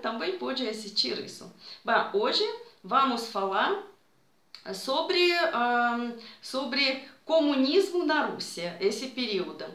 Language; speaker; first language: Portuguese; non-native, fluent; Russian